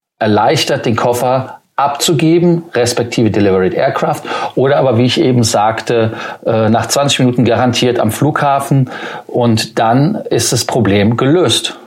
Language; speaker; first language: German; native; German